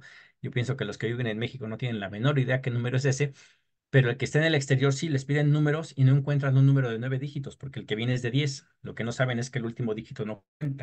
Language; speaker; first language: Spanish; native; Spanish